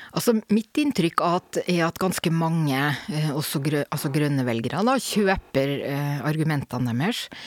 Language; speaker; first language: Norwegian; native; Norwegian